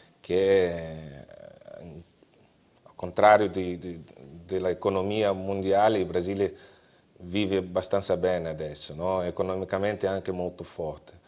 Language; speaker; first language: Italian; non-native, fluent; Portuguese